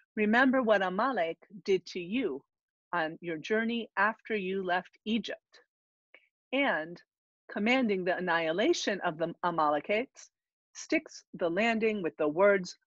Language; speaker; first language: English; native; English